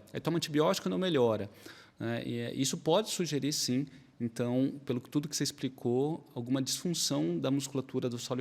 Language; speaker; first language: Portuguese; native; Portuguese